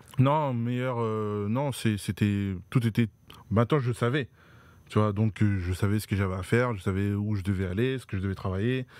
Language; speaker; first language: French; native; French